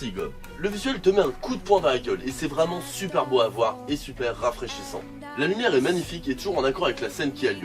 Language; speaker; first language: French; native; French